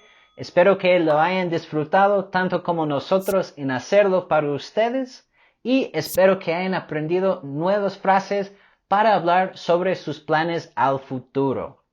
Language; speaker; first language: Spanish; non-native, fluent; English